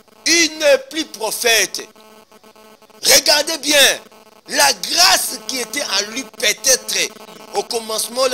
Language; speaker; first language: French; non-native, local second language; Lingala